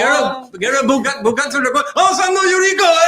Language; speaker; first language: Basque; non-native, learner; English